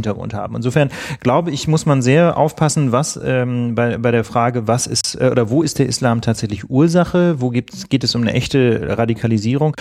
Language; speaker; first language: German; native; German